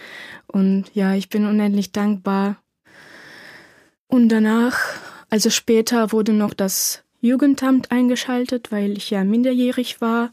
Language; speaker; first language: German; non-native, fluent; Ukrainian